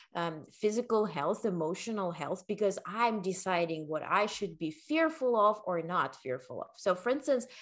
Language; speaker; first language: English; non-native, fluent; Ukrainian